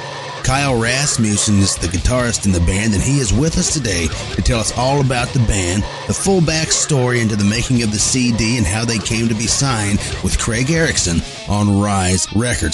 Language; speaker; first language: English; native; English